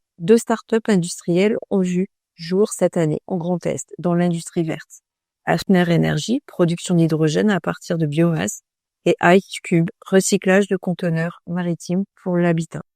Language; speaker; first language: French; native; French